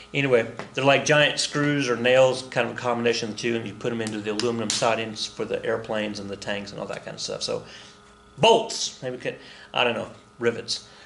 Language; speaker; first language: English; native; English